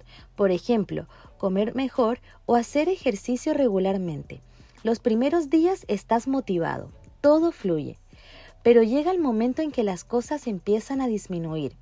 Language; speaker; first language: Spanish; native; Spanish